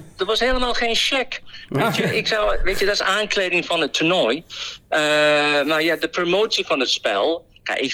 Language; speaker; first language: Dutch; non-native, fluent; English